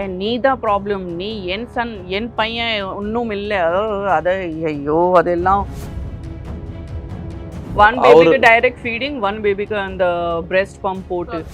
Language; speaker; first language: Tamil; non-native, fluent; Gujarati